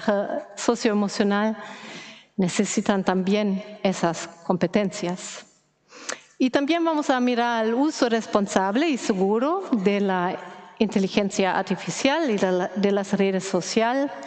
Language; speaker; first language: Spanish; non-native, fluent; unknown